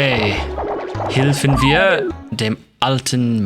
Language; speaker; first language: German; non-native, learner; English